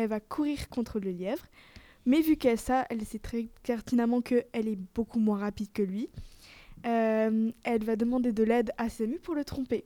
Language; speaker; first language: French; native; French